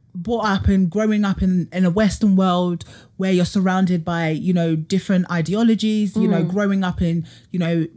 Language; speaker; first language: English; native; English